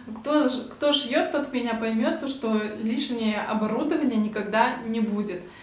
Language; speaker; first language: Russian; native; Russian